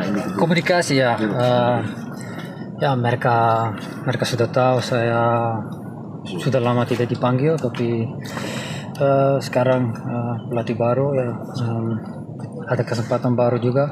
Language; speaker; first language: Indonesian; non-native, fluent; Dutch